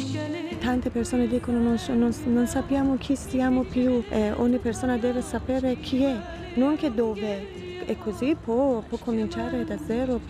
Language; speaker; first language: Italian; non-native, fluent; Persian